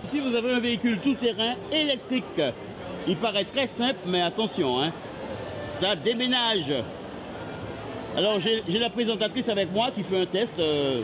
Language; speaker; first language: French; native; French